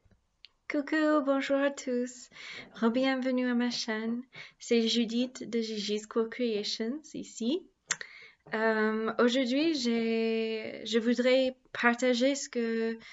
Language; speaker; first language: French; non-native, learner; English